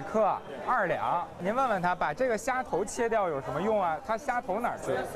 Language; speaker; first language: Chinese; native; Chinese